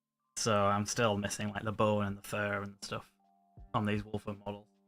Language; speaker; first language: English; native; English